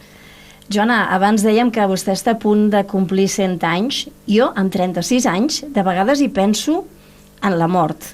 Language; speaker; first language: Catalan; native; Catalan